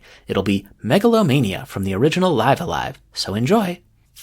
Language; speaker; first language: English; native; English